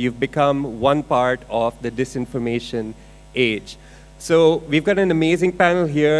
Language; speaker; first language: English; non-native, local second language; Urdu